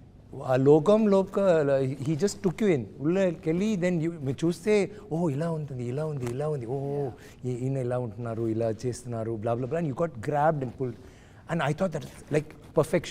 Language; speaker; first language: Telugu; non-native, learner; Tamil